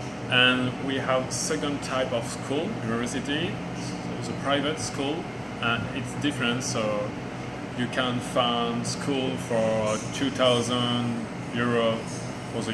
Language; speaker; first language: English; non-native, learner; French